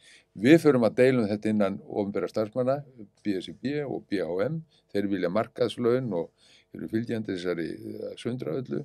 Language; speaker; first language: Icelandic; native; Icelandic